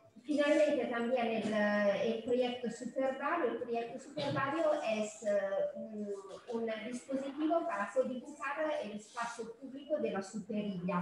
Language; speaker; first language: Spanish; non-native, fluent; Italian